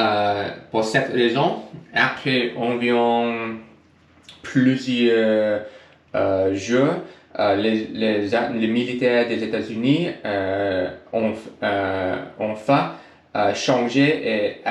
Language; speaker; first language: French; non-native, learner; English